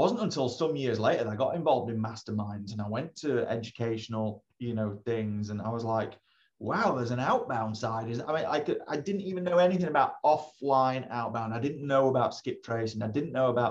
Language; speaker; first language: English; native; English